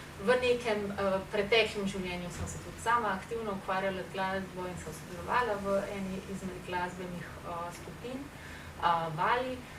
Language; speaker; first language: Slovenian; native; Slovenian